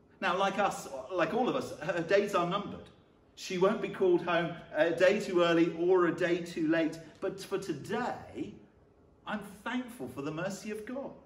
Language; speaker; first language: English; native; English